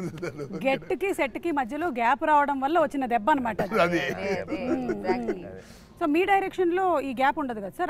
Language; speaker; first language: Telugu; native; Telugu